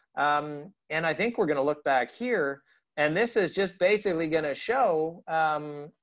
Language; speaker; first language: English; native; English